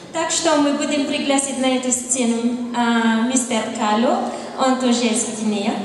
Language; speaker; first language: Russian; non-native, learner; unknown